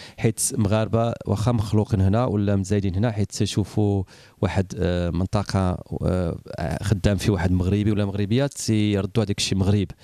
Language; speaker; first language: Arabic; early bilingual, heritage; Arabic